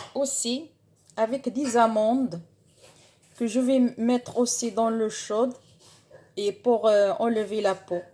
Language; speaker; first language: French; non-native, local second language; Arabic